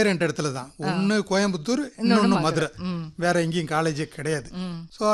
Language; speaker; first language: Tamil; native; Tamil